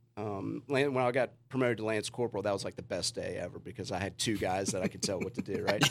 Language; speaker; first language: English; native; English